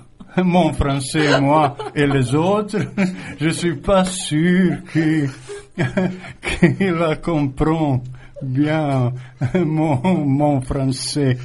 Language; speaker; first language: French; non-native, fluent; Croatian